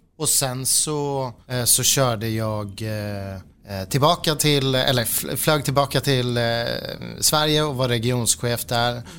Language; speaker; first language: Swedish; native; Swedish